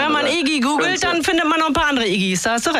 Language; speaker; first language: German; native; German